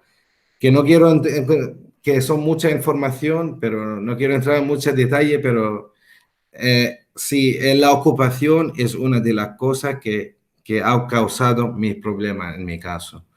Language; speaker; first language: Spanish; non-native, fluent; Arabic